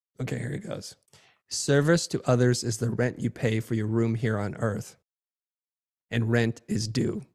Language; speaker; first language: English; early bilingual, other home language; Vietnamese